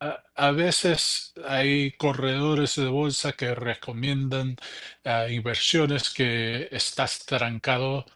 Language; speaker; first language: Spanish; early bilingual, heritage; English